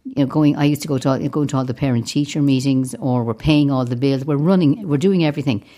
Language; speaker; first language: English; native; English